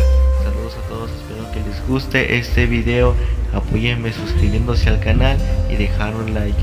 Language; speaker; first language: Spanish; native; Spanish